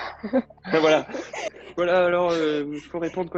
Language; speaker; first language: French; native; French